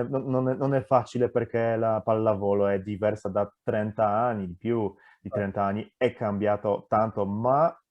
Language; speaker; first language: Italian; non-native, fluent; Polish